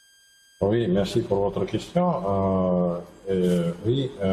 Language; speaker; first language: French; non-native, fluent; Russian